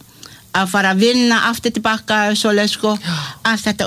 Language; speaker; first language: Icelandic; non-native, learner; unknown